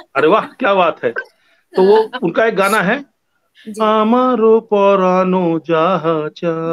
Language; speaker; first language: Hindi; non-native, local second language; Bangla